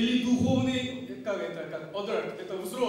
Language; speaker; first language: Russian; non-native, learner; Korean